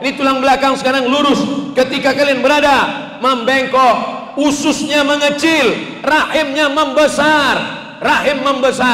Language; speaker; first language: Indonesian; native; Indonesian